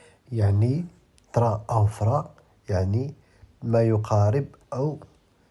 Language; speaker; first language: Arabic; native; Arabic